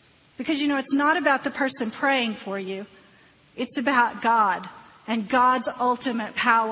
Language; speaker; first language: English; native; English